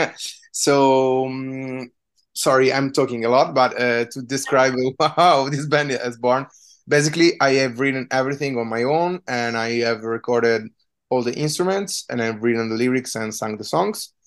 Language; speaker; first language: English; non-native, fluent; Italian